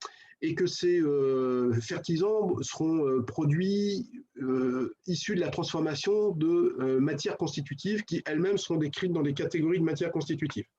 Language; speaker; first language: French; native; French